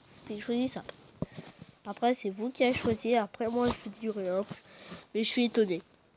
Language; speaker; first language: French; native; French